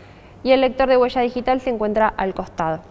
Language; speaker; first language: Spanish; native; Spanish